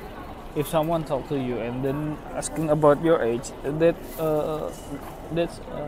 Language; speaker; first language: English; non-native, learner; Korean